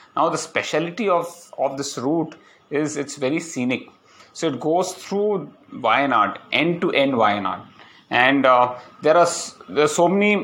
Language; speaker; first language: English; non-native, local second language; Malayalam